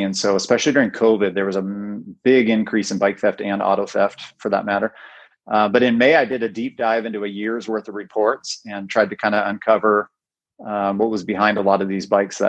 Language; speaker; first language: English; native; English